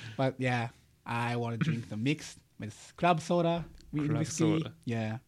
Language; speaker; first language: English; non-native, learner; Japanese